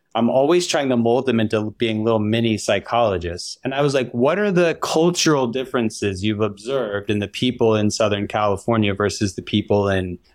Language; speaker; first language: English; native; English